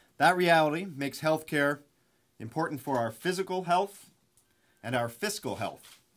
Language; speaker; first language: English; native; English